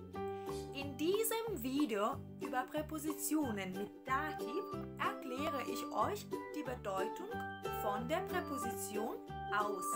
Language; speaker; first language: German; non-native, fluent; Ukrainian